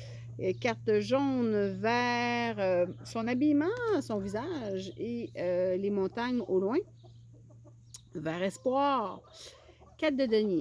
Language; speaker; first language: French; native; French